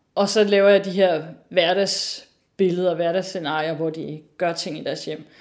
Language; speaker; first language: Danish; native; Danish